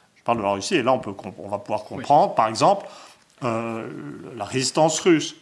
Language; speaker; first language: French; native; French